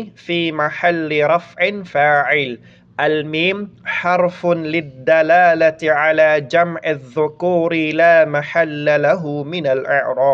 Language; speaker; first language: Arabic; non-native, fluent; Filipino